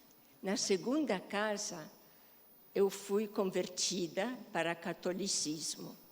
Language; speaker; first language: Portuguese; non-native, fluent; Polish